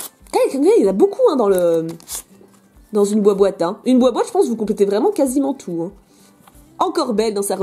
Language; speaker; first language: French; native; French